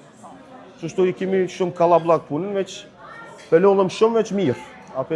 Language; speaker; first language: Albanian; early bilingual, heritage; Albanian